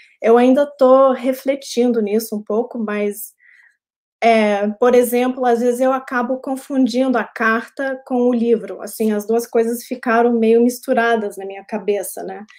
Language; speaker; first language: Portuguese; early bilingual, heritage; Portuguese